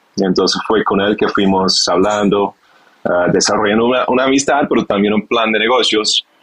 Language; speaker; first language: Spanish; non-native, fluent; English